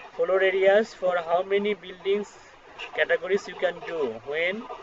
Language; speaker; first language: English; non-native, local second language; Bangla